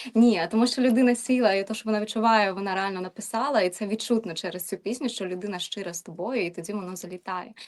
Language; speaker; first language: Ukrainian; native; Ukrainian